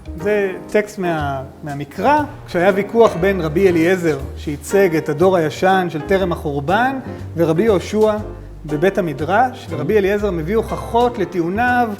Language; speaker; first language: Hebrew; native; Hebrew